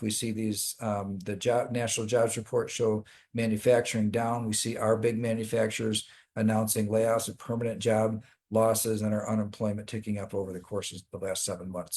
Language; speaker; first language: English; native; English